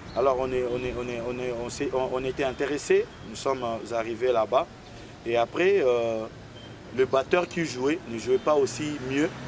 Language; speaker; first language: French; non-native, local second language; Swahili